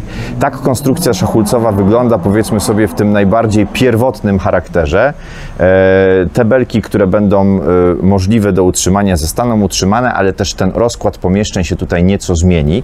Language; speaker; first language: Polish; native; Polish